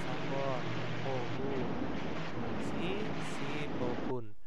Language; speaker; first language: Korean; non-native, fluent; Indonesian